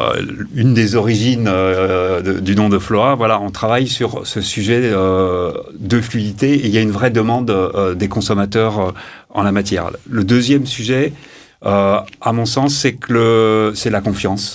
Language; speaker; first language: French; native; French